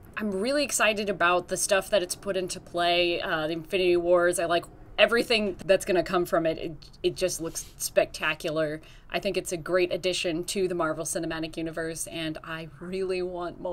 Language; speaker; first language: English; native; English